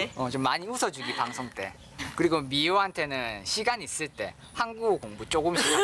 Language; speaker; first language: Korean; native; Korean